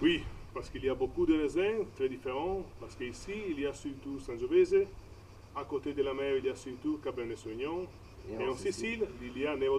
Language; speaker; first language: French; non-native, fluent; Italian